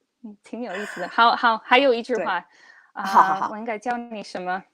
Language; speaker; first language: Chinese; non-native, fluent; English